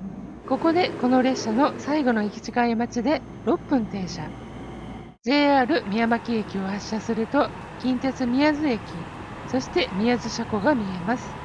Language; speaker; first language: Japanese; native; Japanese